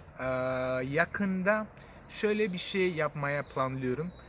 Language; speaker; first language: Turkish; non-native, fluent; French